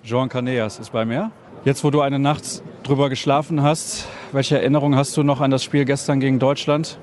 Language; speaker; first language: German; native; German